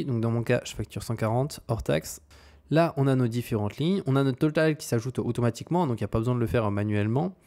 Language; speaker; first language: French; native; French